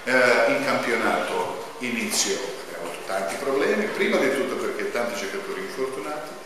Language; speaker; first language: Italian; non-native, fluent; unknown